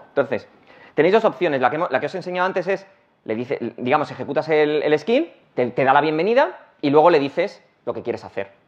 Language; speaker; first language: Spanish; native; Spanish